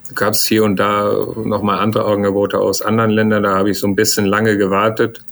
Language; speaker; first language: German; native; German